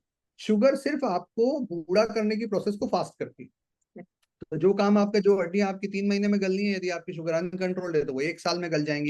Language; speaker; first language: Hindi; native; Hindi